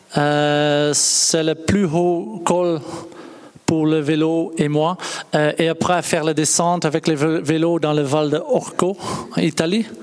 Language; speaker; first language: French; non-native, learner; Dutch